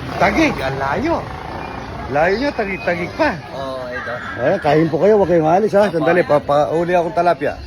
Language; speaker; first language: Filipino; native; Filipino